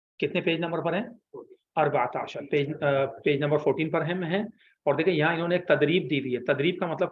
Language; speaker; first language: Urdu; native; Urdu